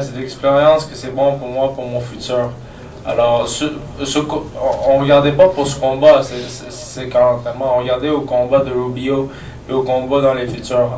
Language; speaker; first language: French; native; French